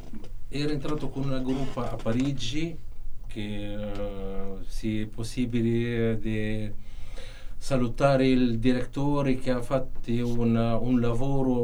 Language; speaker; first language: Italian; non-native, learner; Arabic